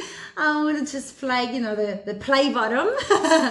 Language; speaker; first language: English; early bilingual, other home language; Spanish